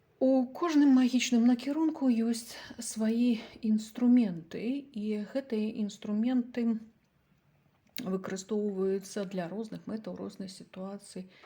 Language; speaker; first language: Belarusian; native; Belarusian